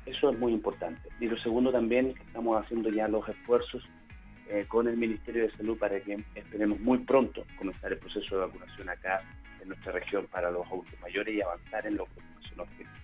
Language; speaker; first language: Spanish; native; Spanish